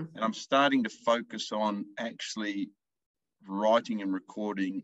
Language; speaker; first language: English; native; English